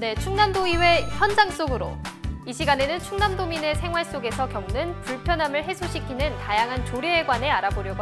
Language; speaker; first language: Korean; native; Korean